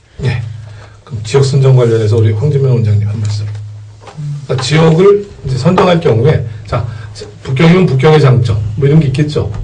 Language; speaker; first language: Korean; native; Korean